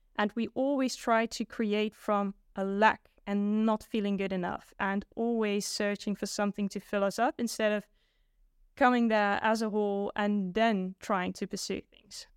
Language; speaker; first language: English; non-native, fluent; Dutch